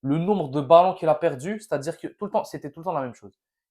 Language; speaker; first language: French; native; French